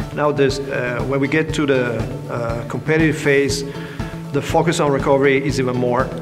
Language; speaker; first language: English; non-native, fluent; Italian